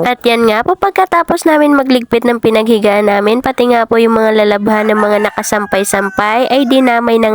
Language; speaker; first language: Filipino; native; Filipino